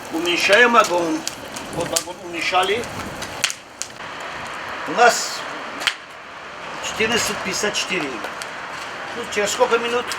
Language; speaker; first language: Russian; non-native, local second language; Tajik